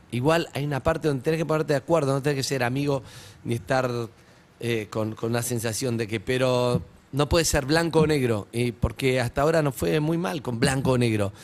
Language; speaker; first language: Spanish; native; Spanish